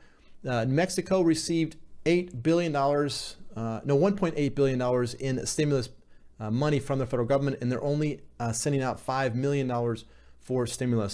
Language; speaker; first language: English; native; English